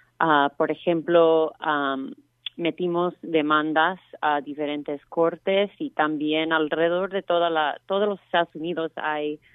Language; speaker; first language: Spanish; non-native, fluent; English